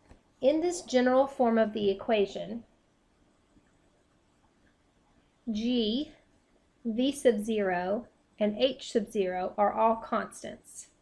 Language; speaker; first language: English; native; English